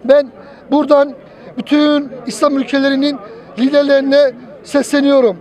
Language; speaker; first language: Turkish; native; Turkish